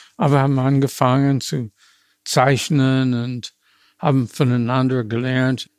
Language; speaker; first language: German; non-native, fluent; English